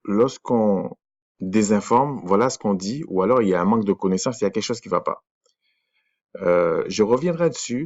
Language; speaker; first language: French; native; French